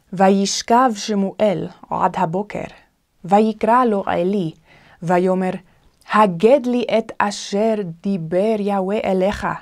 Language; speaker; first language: Hebrew; non-native, fluent; English